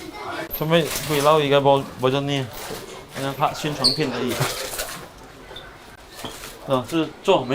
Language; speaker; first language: Chinese; native; Chinese